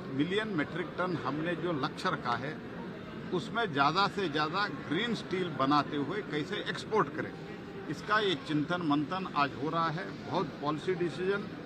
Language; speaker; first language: Hindi; non-native, local second language; Kannada